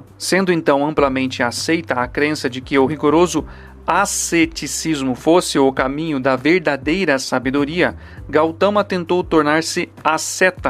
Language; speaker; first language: Portuguese; native; Portuguese